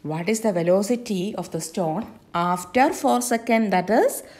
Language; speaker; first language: English; non-native, local second language; Malayalam